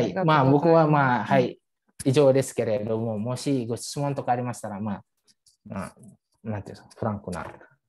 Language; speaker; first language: Japanese; non-native, fluent; Indonesian